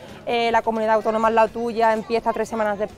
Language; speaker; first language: Spanish; native; Spanish